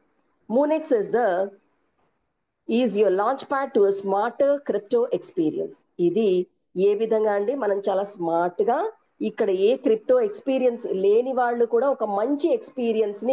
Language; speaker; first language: Telugu; native; Telugu